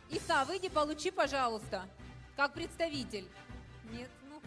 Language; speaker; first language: Russian; native; Russian